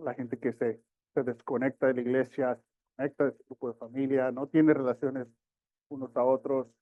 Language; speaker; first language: Spanish; early bilingual, heritage; Spanish